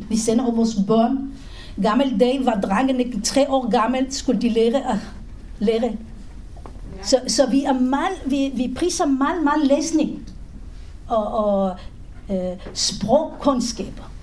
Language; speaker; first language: Danish; non-native, fluent; Hebrew